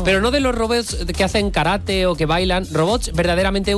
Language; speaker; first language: Spanish; native; Spanish